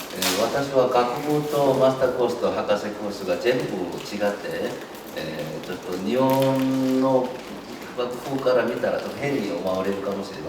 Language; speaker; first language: Japanese; non-native, fluent; Korean